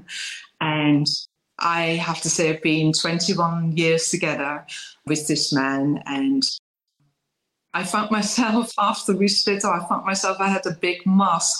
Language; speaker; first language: English; non-native, fluent; Dutch